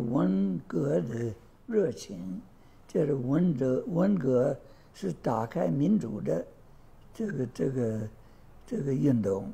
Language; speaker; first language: Chinese; non-native, fluent; English